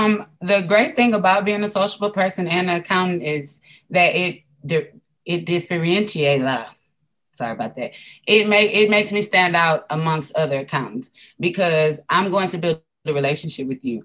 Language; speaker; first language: English; native; English